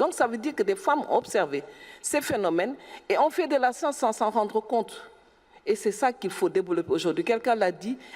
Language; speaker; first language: French; non-native, local second language; Wolof